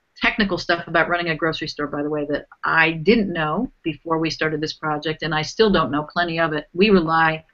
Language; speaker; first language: English; native; English